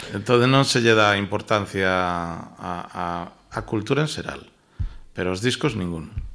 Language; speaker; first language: Galician; non-native, local second language; Spanish